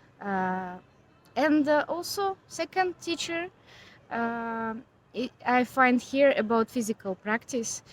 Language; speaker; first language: English; non-native, learner; Ukrainian